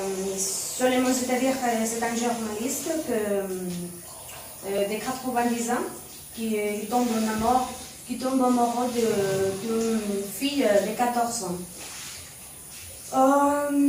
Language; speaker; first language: French; non-native, learner; Spanish